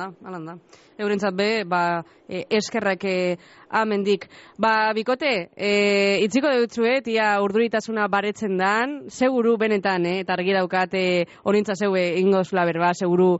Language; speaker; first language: Basque; native; Basque